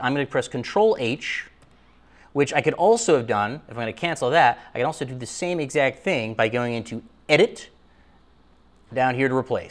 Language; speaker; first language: English; native; English